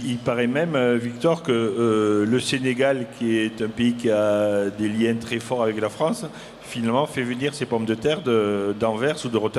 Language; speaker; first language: French; native; French